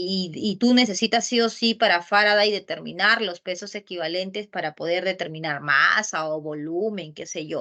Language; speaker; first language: Spanish; native; Spanish